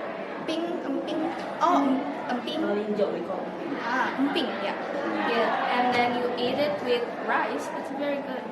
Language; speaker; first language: English; non-native, learner; Indonesian